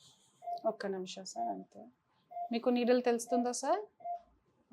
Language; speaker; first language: Telugu; non-native, fluent; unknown